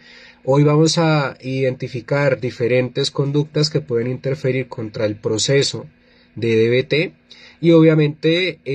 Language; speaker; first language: Spanish; native; Spanish